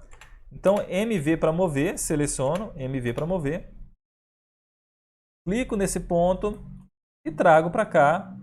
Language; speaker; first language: Portuguese; native; Portuguese